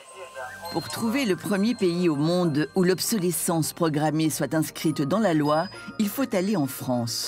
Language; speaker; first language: French; native; French